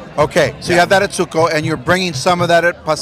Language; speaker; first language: English; native; English